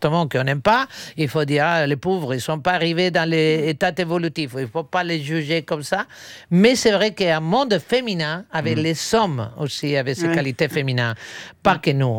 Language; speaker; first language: French; non-native, fluent; Spanish